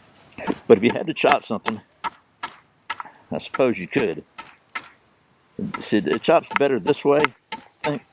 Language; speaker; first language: English; native; English